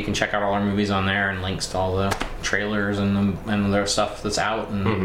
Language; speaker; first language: English; native; English